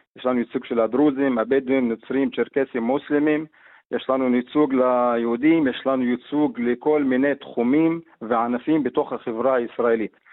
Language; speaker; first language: Hebrew; non-native, local second language; Arabic